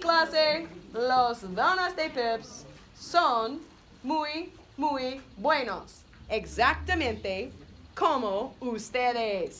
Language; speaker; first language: Spanish; non-native, fluent; English